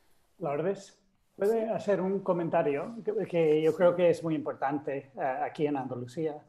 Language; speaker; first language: Spanish; non-native, fluent; English